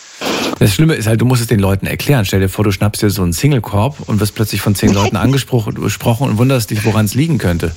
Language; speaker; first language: German; native; German